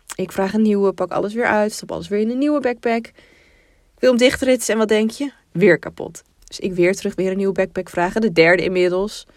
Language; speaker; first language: Dutch; native; Dutch